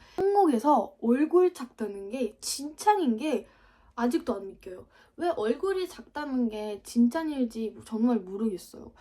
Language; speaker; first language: Korean; non-native, fluent; Ukrainian